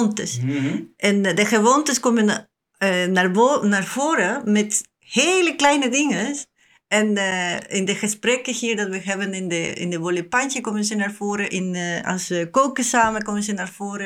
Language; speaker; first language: Dutch; non-native, learner; Spanish